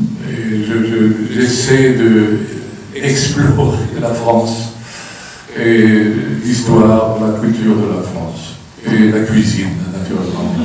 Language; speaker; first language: French; non-native, fluent; Swedish